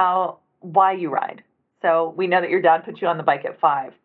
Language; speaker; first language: English; native; English